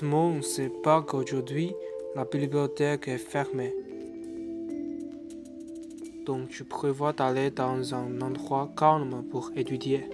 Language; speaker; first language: French; non-native, learner; Chinese